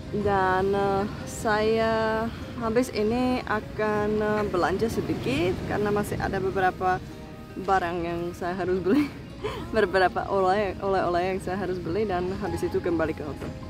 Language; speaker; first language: Indonesian; non-native, fluent; Czech